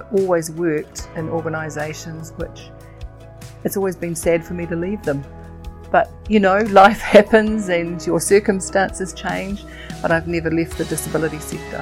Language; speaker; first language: English; native; English